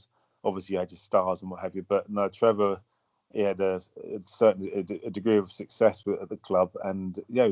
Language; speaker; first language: English; native; English